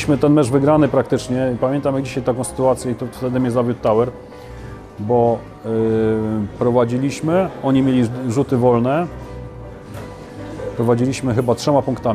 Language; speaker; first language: Polish; native; Polish